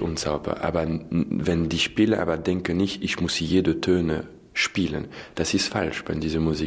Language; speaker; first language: German; non-native, fluent; French